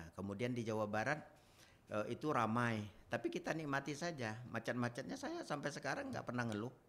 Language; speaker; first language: Indonesian; native; Indonesian